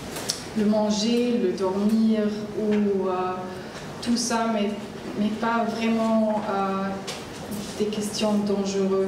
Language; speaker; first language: French; non-native, learner; Arabic